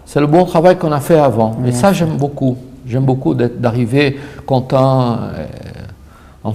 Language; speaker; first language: French; non-native, fluent; Portuguese